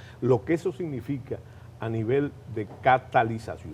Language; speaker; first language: Spanish; native; Spanish